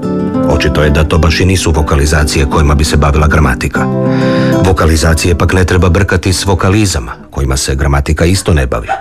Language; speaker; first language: Serbian; native; Serbian